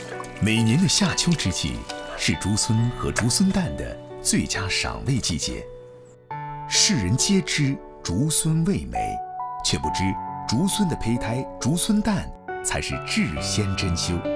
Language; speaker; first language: Chinese; native; Chinese